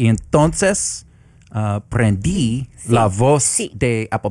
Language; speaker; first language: Spanish; non-native, learner; English